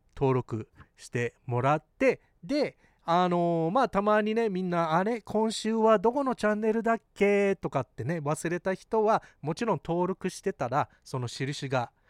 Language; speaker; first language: Japanese; early bilingual, heritage; Japanese